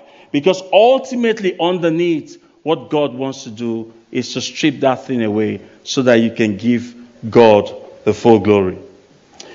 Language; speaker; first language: English; non-native, local second language; Yoruba